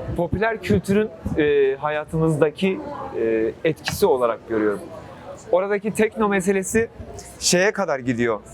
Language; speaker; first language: Turkish; non-native, local second language; Kurdish